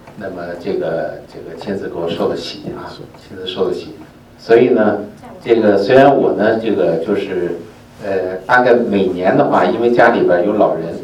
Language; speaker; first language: Chinese; native; Chinese